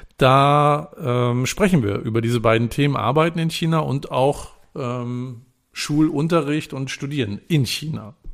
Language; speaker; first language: German; native; German